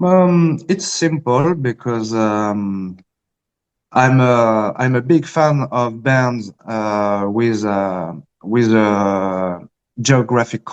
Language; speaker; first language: English; early bilingual, heritage; Spanish